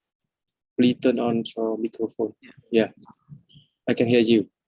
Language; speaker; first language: English; non-native, fluent; Vietnamese